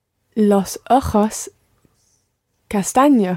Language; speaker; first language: Spanish; non-native, learner; English